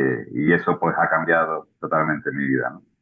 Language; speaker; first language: Spanish; native; Spanish